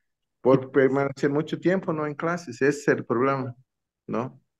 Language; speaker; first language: Spanish; non-native, fluent; Portuguese